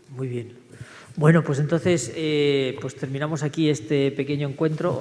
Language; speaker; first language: Spanish; native; Spanish